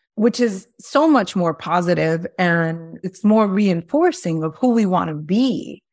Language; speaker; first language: English; early bilingual, other home language; Spanish